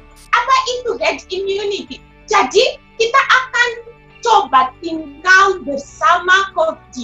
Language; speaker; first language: Indonesian; non-native, fluent; Shona